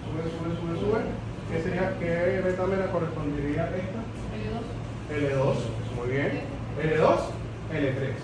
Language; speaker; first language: Spanish; native; Spanish